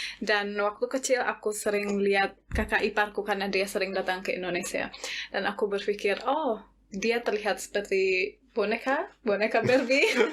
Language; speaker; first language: Indonesian; native; Indonesian